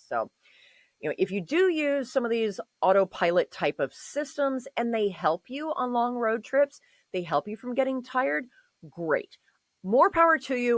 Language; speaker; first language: English; native; English